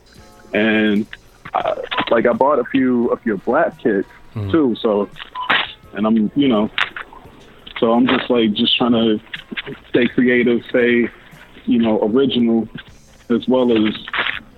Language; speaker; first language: English; native; English